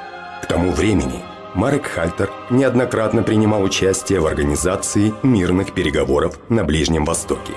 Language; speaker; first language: Russian; native; Russian